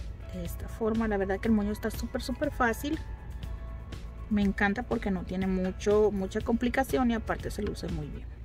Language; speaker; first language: Spanish; native; Spanish